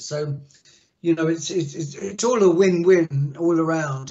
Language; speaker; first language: English; native; English